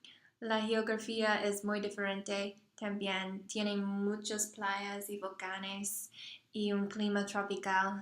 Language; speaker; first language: Spanish; non-native, learner; English